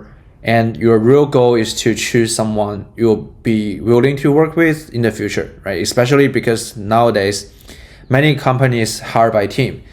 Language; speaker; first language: English; non-native, fluent; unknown